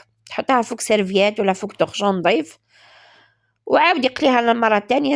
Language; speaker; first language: Arabic; native; Arabic